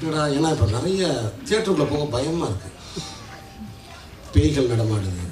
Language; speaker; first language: Tamil; native; Tamil